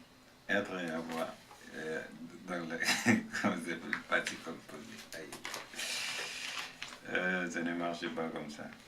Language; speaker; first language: French; non-native, learner; Arabic